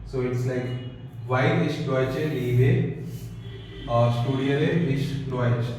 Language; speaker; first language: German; non-native, learner; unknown